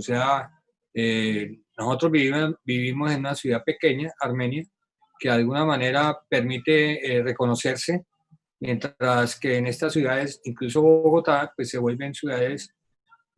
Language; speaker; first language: Spanish; native; Spanish